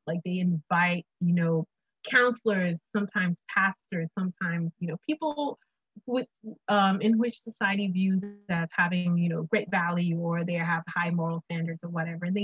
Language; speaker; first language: English; non-native, local second language; Akan